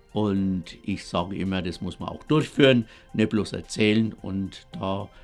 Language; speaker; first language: German; native; German